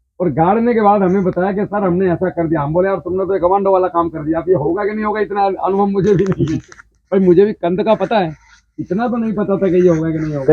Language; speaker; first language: Hindi; native; Hindi